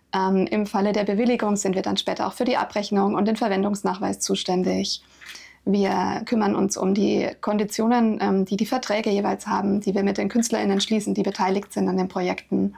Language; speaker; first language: German; native; German